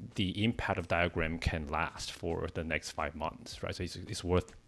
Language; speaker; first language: English; non-native, fluent; Chinese